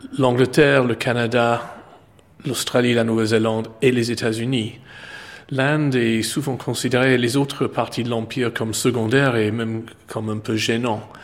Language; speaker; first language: French; non-native, fluent; English